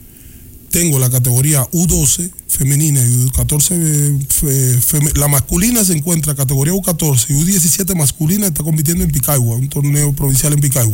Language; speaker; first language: Spanish; native; Spanish